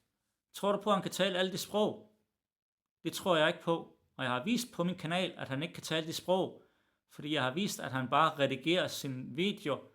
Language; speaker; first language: Danish; early bilingual, other home language; Arabic